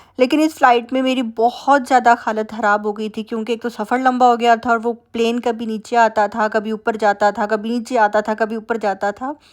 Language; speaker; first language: Urdu; native; Urdu